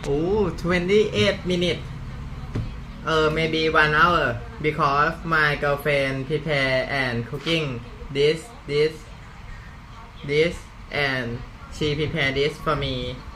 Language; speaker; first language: English; non-native, learner; Thai